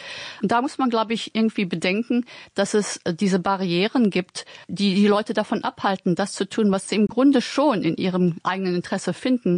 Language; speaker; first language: German; native; German